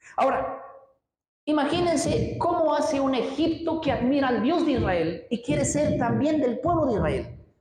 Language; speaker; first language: Spanish; native; Spanish